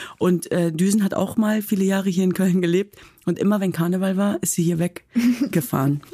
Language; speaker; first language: German; native; German